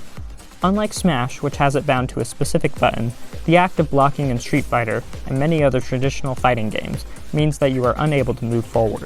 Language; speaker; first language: English; native; English